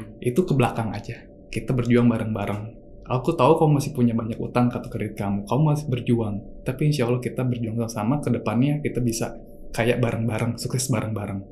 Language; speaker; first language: Indonesian; native; Indonesian